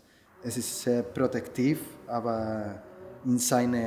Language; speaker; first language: German; non-native, learner; Spanish